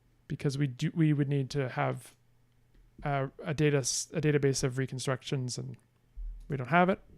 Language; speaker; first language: English; native; English